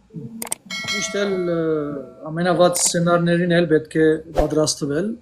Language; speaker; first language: Armenian; early bilingual, heritage; Armenian